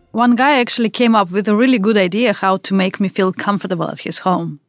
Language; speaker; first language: English; non-native, fluent; Russian